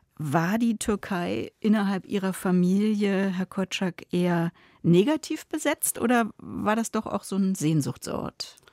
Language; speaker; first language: German; native; German